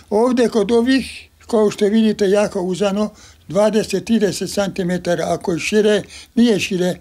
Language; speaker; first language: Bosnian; non-native, local second language; Hungarian